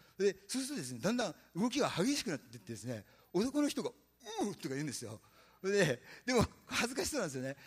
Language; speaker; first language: Japanese; native; Japanese